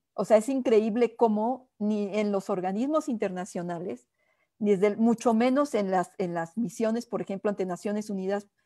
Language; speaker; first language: Spanish; native; Spanish